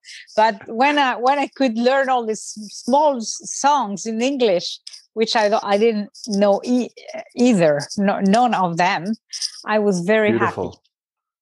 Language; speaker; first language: English; non-native, learner; French